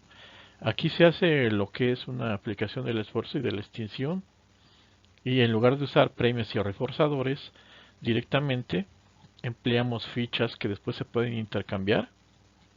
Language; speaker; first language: Spanish; native; Spanish